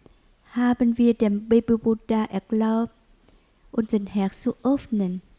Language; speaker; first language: German; non-native, learner; Vietnamese